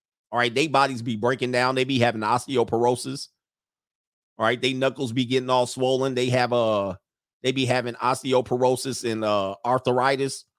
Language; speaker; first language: English; native; English